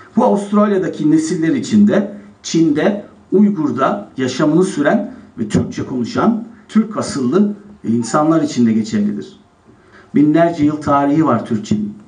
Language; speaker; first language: Turkish; native; Turkish